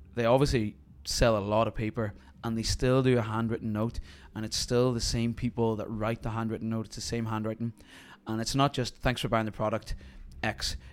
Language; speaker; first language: English; native; English